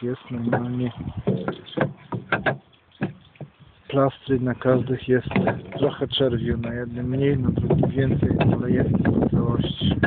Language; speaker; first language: Polish; native; Polish